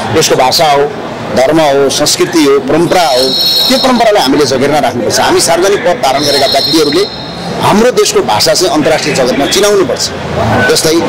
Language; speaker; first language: Nepali; native; Nepali